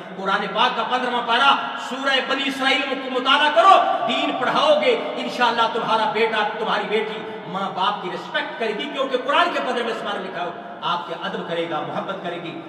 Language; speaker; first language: Urdu; non-native, local second language; Punjabi